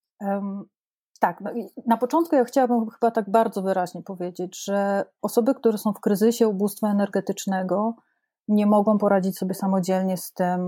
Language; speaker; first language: Polish; native; Polish